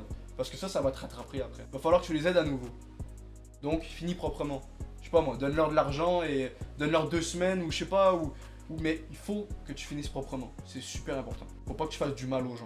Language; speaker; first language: French; native; French